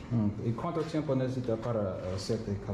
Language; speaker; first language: Spanish; non-native, learner; English